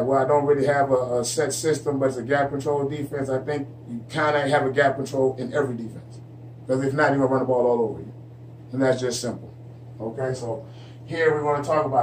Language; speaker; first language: English; native; English